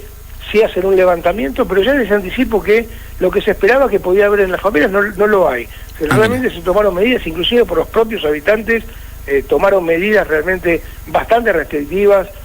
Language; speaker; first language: Spanish; native; Spanish